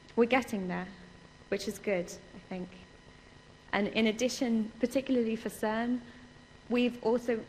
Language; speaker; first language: English; native; English